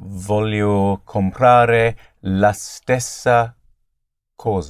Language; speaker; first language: Italian; non-native, learner; English